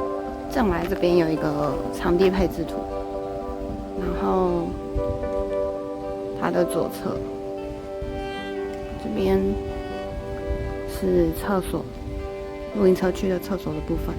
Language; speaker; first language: Chinese; native; Chinese